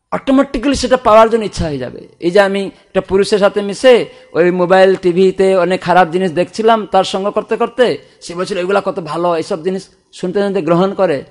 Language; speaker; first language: Bangla; non-native, fluent; Odia